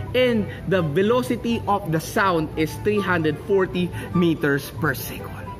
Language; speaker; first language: English; non-native, local second language; Filipino